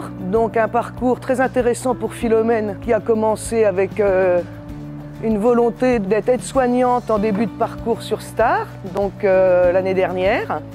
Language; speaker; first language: French; native; French